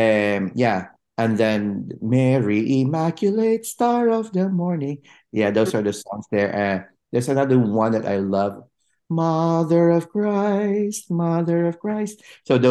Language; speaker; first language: English; non-native, local second language; Filipino